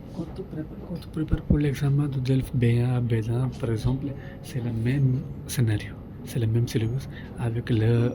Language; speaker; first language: French; non-native, learner; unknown